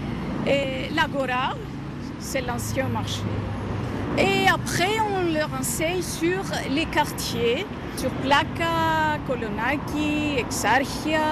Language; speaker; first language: French; non-native, fluent; Greek